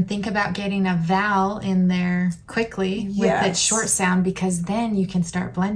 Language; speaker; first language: English; native; English